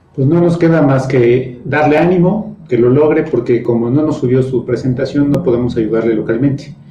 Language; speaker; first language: Spanish; native; Spanish